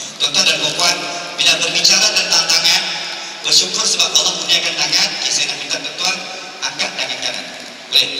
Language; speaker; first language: Malay; native; Malay